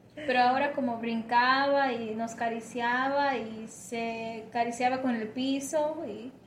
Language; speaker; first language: Spanish; early bilingual, heritage; Spanish